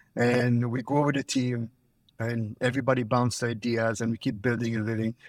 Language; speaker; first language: English; non-native, fluent; Hebrew